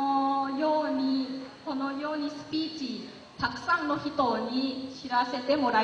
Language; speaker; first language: Japanese; non-native, learner; Lao